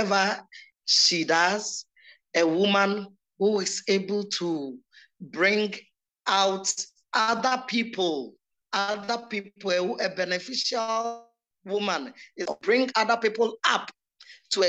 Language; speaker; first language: English; non-native, local second language; Akan